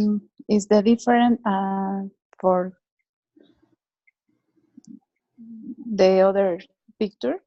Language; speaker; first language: English; non-native, learner; Spanish